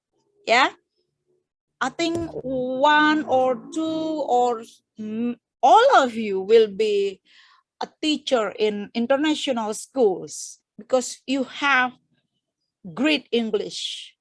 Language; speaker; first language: English; non-native, fluent; Indonesian